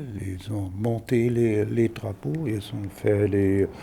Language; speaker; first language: French; non-native, fluent; German